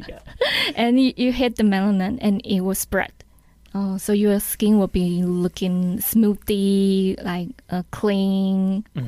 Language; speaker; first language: English; non-native, learner; Chinese